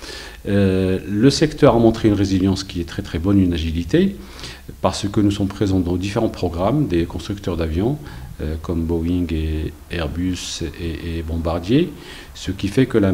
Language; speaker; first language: French; non-native, local second language; Arabic